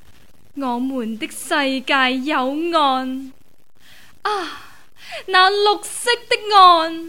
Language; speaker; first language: Chinese; non-native, local second language; Cantonese